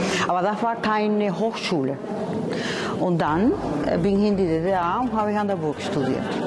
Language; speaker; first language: German; non-native, fluent; Spanish